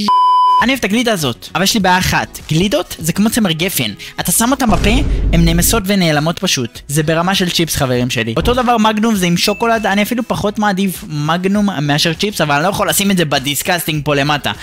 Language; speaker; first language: Hebrew; native; Hebrew